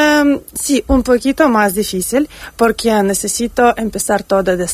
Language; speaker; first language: Spanish; non-native, learner; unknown